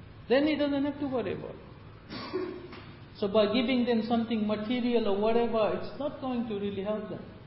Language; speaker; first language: English; native; English